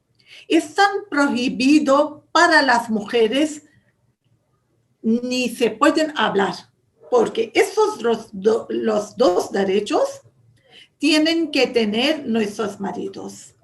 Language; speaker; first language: Spanish; non-native, fluent; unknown